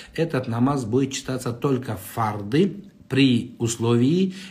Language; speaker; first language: Russian; non-native, local second language; Kazakh